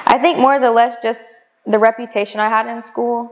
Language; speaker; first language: English; native; English